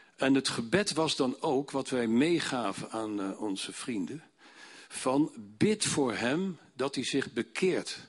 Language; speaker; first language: Dutch; native; Dutch